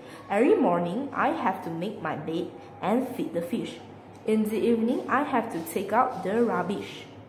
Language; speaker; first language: English; non-native, local second language; Chinese